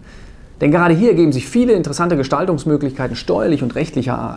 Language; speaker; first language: German; native; German